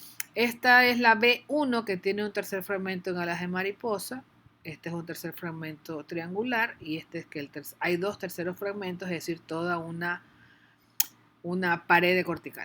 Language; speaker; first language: Spanish; native; Spanish